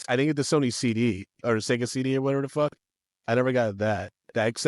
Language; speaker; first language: English; native; English